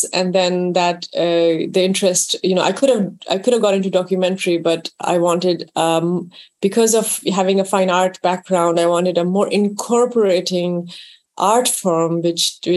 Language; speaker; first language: English; non-native, local second language; Urdu